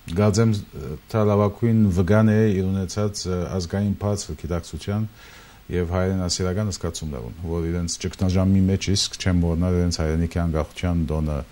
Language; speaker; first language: Armenian; early bilingual, heritage; Armenian